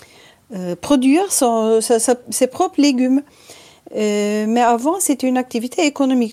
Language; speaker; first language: French; non-native, fluent; Turkish